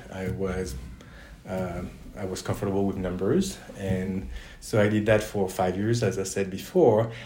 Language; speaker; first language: English; non-native, fluent; French